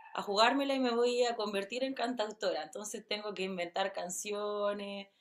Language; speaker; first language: Spanish; native; Spanish